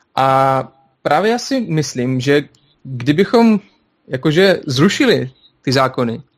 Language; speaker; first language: Czech; non-native, fluent; Russian